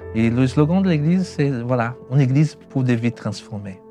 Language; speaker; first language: French; non-native, fluent; Portuguese